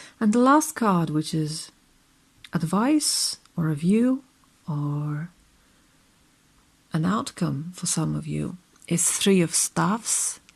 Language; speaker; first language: English; non-native, fluent; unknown